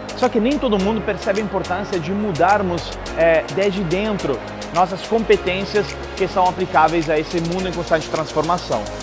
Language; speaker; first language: Portuguese; non-native, fluent; Italian